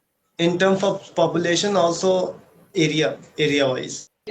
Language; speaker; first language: English; non-native, learner; Hindi